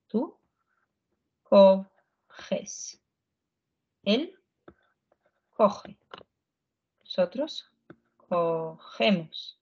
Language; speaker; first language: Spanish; non-native, fluent; Ukrainian